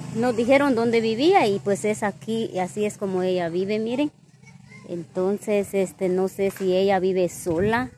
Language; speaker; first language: Spanish; native; Spanish